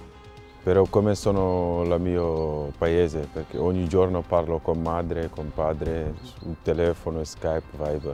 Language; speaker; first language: Italian; non-native, fluent; French